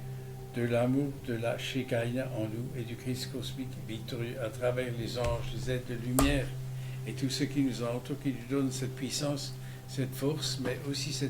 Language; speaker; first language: French; native; French